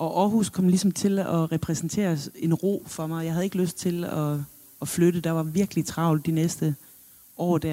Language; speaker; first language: Danish; native; Danish